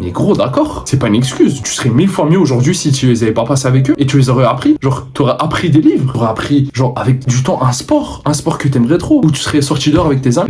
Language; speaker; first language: French; native; French